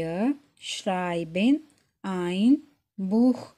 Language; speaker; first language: German; non-native, fluent; Urdu